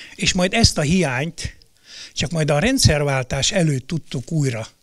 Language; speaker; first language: Hungarian; native; Hungarian